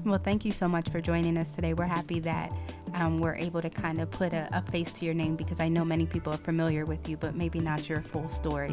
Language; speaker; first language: English; native; English